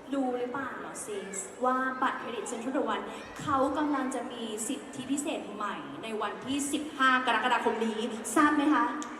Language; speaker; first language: Thai; native; Thai